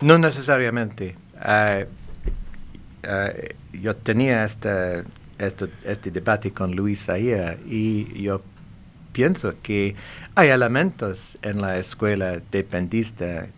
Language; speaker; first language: Spanish; non-native, fluent; English